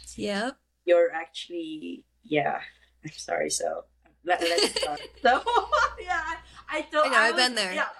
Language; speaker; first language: English; non-native, local second language; Malay